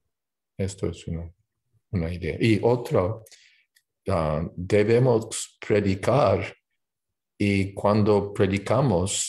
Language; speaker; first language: Spanish; non-native, learner; English